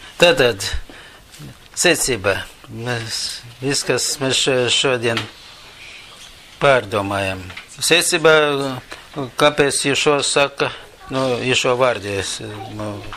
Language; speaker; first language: Latvian; non-native, local second language; Russian